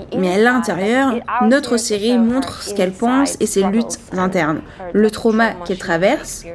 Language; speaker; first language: French; non-native, fluent; German